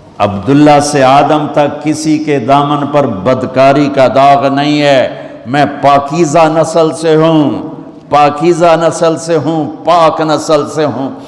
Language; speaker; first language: Urdu; non-native, local second language; Punjabi